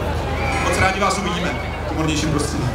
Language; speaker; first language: Czech; native; Czech